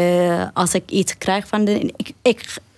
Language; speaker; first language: Dutch; non-native, learner; Arabic